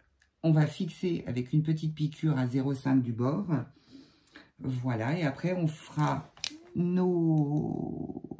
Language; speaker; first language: French; native; French